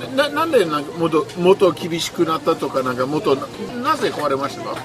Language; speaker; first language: Japanese; non-native, fluent; English